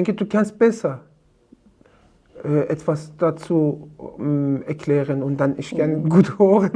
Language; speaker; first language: German; non-native, learner; Persian